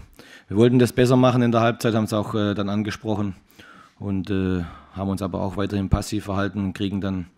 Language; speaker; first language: German; native; German